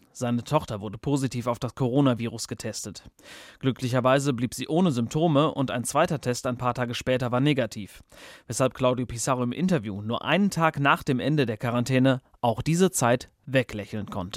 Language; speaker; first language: German; native; German